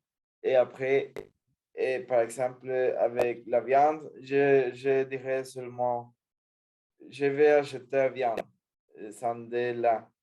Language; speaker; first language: French; non-native, learner; Spanish